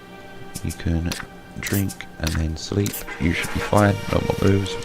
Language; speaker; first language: English; native; English